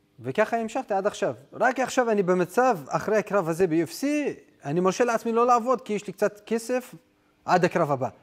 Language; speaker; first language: Hebrew; non-native, local second language; Adyghe